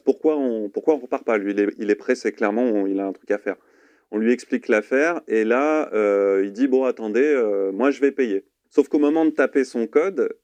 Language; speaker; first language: French; native; French